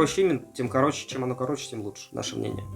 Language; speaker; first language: Russian; native; Russian